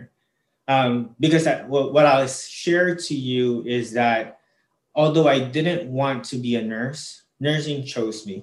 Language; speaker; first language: English; non-native, local second language; Filipino